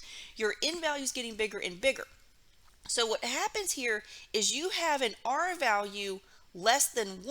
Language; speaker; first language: English; native; English